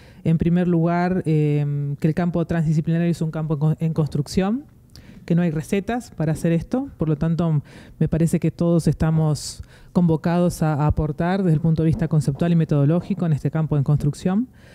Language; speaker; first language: Spanish; native; Spanish